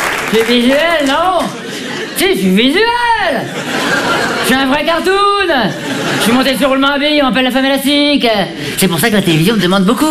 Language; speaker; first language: French; native; French